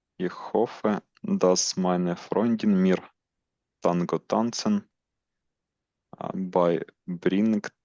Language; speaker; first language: German; non-native, learner; Ukrainian